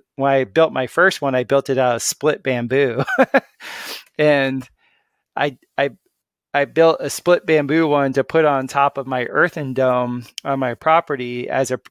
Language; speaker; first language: English; native; English